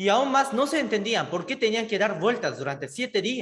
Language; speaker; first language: Spanish; native; Spanish